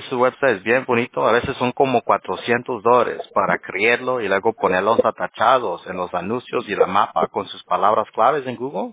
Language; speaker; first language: Spanish; early bilingual, heritage; Spanish